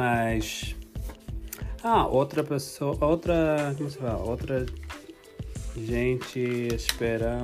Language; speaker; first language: Portuguese; non-native, learner; English